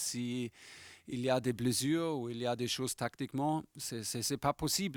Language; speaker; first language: French; non-native, fluent; German